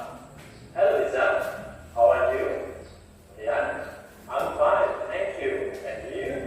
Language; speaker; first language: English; non-native, learner; Indonesian